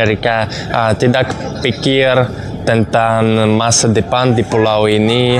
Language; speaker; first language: Indonesian; non-native, learner; Russian